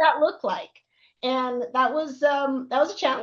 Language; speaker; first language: English; native; English